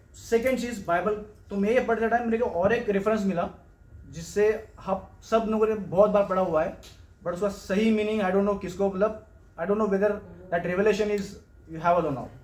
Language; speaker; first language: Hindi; non-native, local second language; Marathi